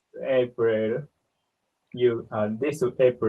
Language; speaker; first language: English; non-native, learner; Japanese